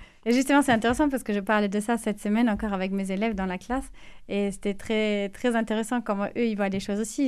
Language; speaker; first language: French; non-native, fluent; German